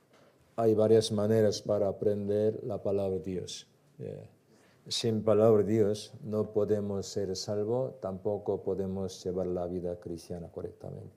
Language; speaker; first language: Spanish; non-native, learner; Korean